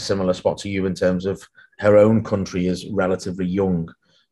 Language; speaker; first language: English; native; English